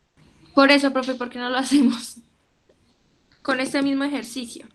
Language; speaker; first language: Spanish; native; Spanish